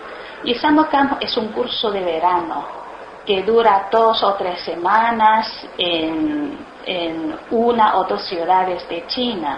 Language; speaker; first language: Spanish; non-native, learner; Chinese